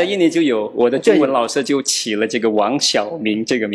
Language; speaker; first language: Chinese; non-native, fluent; Madurese